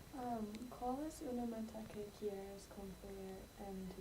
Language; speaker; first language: Spanish; non-native, learner; English